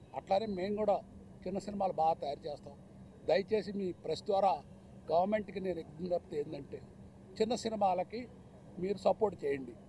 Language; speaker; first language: Telugu; native; Telugu